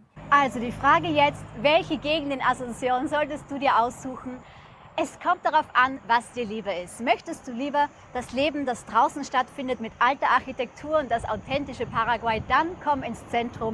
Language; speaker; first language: German; native; German